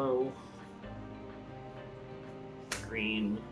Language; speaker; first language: English; native; English